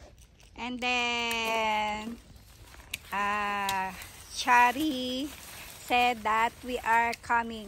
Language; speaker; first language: English; non-native, local second language; Filipino